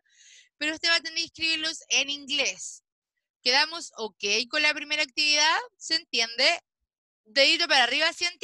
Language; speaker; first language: Spanish; native; Spanish